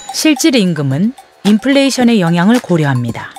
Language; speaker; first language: Korean; native; Korean